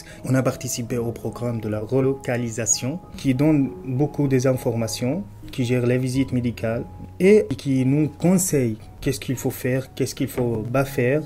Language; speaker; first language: French; non-native, fluent; Arabic